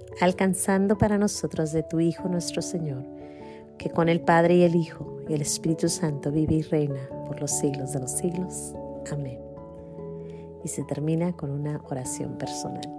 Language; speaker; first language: Spanish; native; Spanish